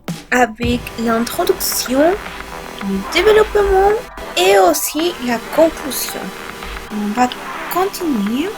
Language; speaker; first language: French; non-native, learner; Spanish